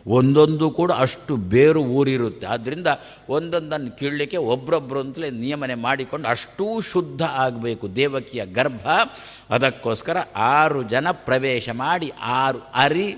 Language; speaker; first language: Kannada; non-native, local second language; Tulu